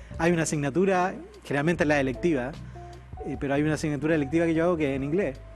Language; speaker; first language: Spanish; native; Spanish